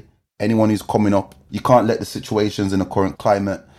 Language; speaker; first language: English; native; English